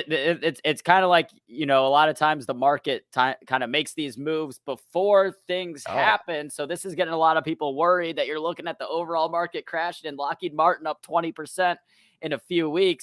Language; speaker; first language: English; native; English